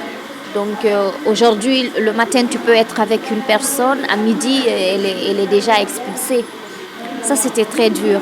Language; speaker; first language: French; non-native, local second language; Fula